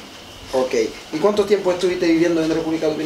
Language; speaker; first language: Spanish; non-native, fluent; Haitian Creole